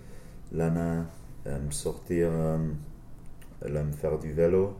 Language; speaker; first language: French; non-native, learner; English